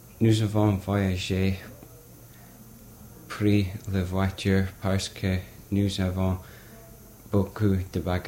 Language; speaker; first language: French; non-native, learner; English